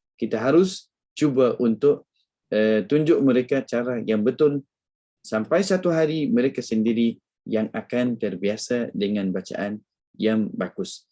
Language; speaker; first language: Malay; non-native, fluent; Arabic